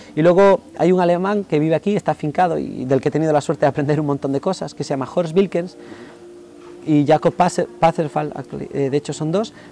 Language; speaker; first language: Spanish; native; Spanish